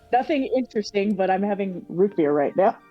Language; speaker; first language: English; native; English